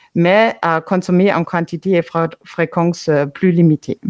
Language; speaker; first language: French; non-native, fluent; German